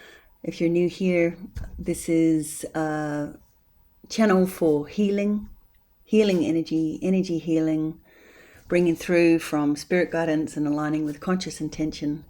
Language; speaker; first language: English; native; English